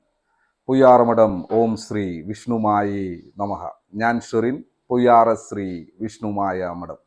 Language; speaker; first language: Malayalam; native; Malayalam